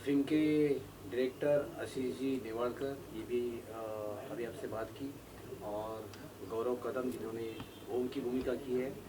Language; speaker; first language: Hindi; non-native, local second language; Marathi